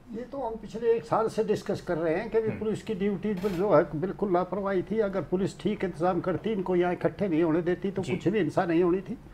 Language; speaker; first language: Hindi; native; Hindi